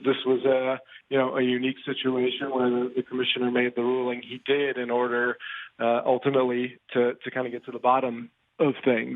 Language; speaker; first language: English; native; English